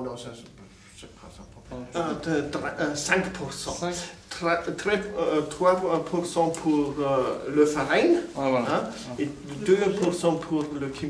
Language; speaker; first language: French; non-native, learner; German